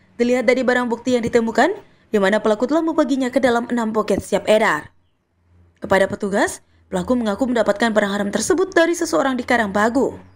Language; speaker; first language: Indonesian; non-native, local second language; Sasak